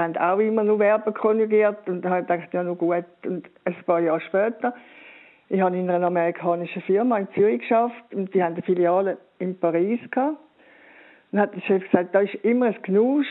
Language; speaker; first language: German; native; German